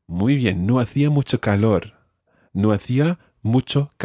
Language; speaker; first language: Spanish; non-native, fluent; English